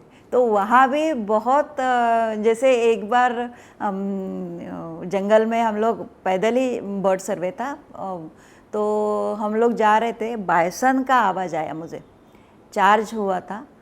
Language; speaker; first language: Hindi; non-native, local second language; Marathi